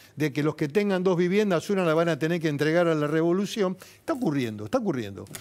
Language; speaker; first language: Spanish; native; Spanish